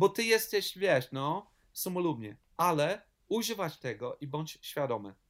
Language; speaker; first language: Polish; non-native, learner; English